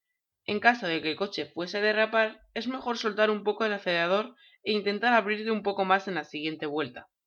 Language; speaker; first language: Spanish; native; Spanish